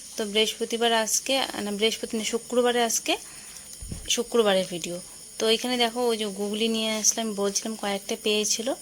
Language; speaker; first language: Bangla; non-native, local second language; Rangpuri